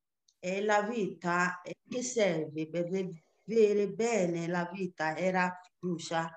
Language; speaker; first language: Italian; non-native, learner; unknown